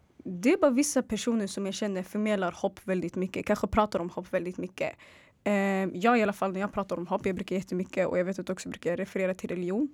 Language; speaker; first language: Swedish; early bilingual, other home language; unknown